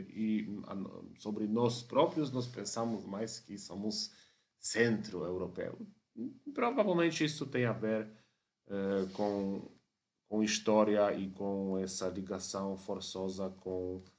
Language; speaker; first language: Portuguese; non-native, fluent; Polish